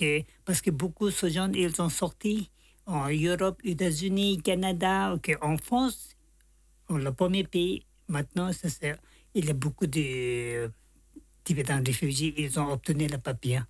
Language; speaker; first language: French; non-native, learner; Tibetan